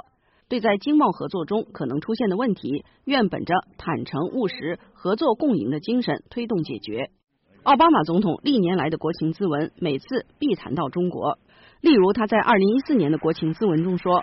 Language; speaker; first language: Chinese; native; Chinese